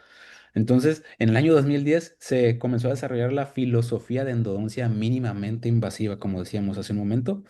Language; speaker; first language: Spanish; native; Spanish